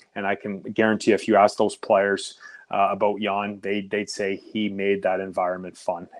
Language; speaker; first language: English; native; English